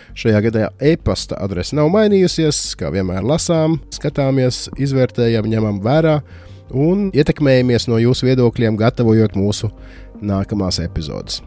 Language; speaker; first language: Latvian; native; Latvian